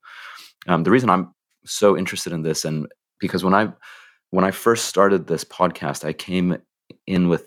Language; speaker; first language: English; native; English